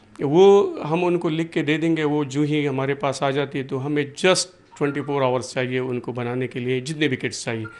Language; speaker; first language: Urdu; non-native, local second language; Punjabi